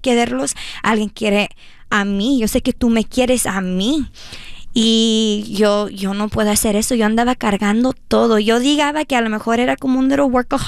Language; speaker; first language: Spanish; early bilingual, heritage; Spanish